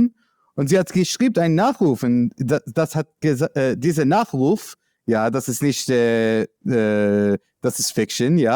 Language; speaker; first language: German; non-native, learner; English